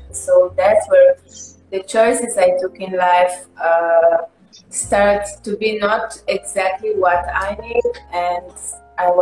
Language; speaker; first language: English; non-native, learner; Hebrew